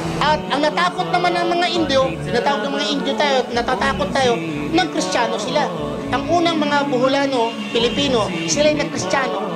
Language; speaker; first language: Filipino; non-native, local second language; Cebuano